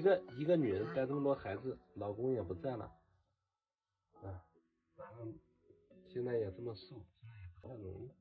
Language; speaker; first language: Chinese; native; Chinese